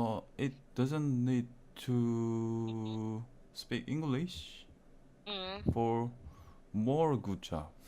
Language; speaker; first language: English; non-native, learner; Korean